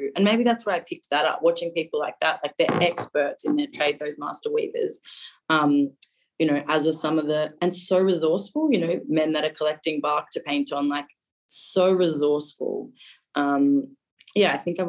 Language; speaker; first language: English; native; English